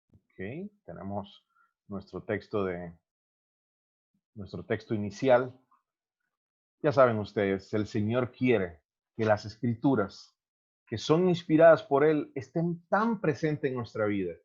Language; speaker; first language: Spanish; native; Spanish